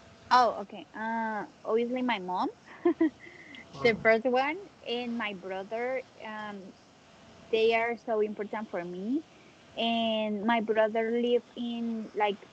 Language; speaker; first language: English; non-native, learner; Spanish